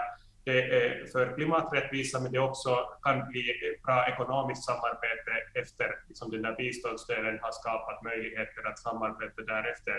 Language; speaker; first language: Swedish; non-native, fluent; Finnish